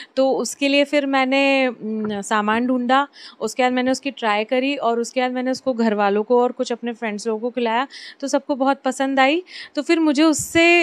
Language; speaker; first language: Hindi; native; Hindi